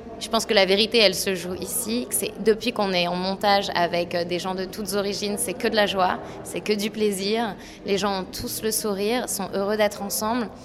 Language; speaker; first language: French; native; French